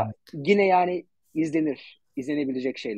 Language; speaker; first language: Turkish; native; Turkish